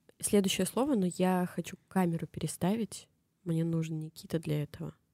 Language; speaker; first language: Russian; native; Russian